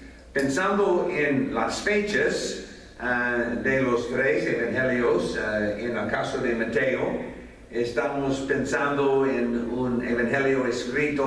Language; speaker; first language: Spanish; non-native, fluent; English